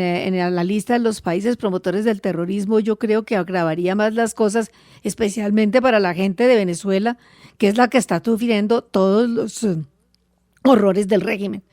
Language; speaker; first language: Spanish; native; Spanish